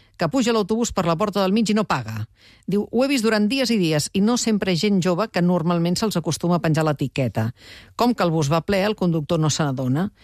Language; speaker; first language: Catalan; native; Catalan